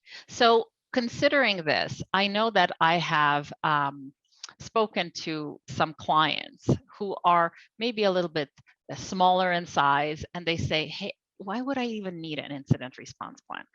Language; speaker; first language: English; non-native, fluent; Polish